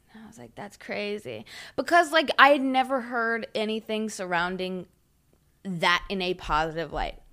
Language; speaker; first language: English; native; English